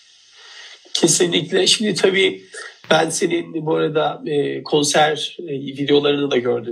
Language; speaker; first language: Turkish; native; Turkish